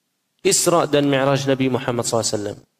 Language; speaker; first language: Indonesian; non-native, fluent; Arabic